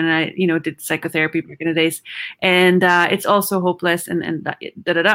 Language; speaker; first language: English; non-native, fluent; German